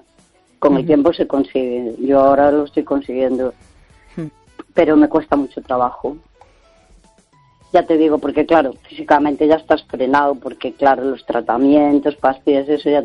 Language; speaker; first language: Spanish; native; Spanish